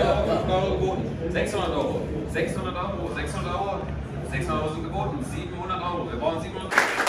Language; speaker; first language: German; native; German